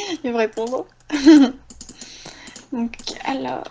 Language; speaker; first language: French; native; French